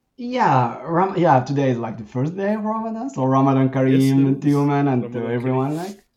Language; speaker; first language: English; non-native, fluent; Arabic